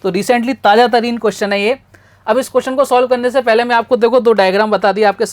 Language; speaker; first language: Hindi; native; Hindi